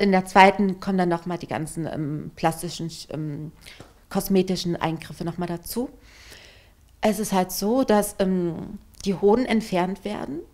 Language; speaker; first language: German; native; German